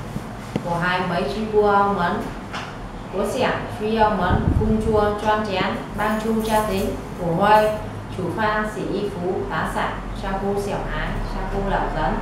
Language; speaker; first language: Chinese; non-native, learner; Vietnamese